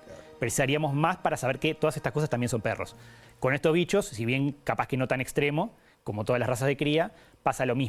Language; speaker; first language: Spanish; native; Spanish